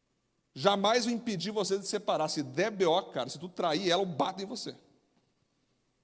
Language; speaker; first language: Portuguese; native; Portuguese